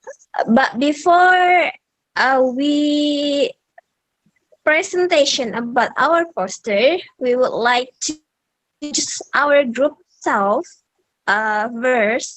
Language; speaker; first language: English; non-native, learner; Indonesian